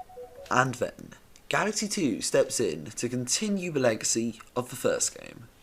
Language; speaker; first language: English; native; English